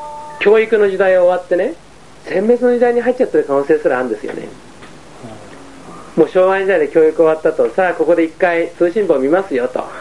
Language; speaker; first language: Japanese; native; Japanese